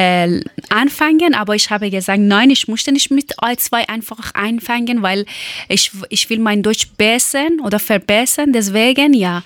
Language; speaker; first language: German; non-native, learner; Persian